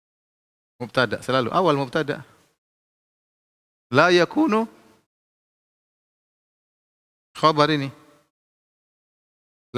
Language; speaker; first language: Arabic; non-native, fluent; Indonesian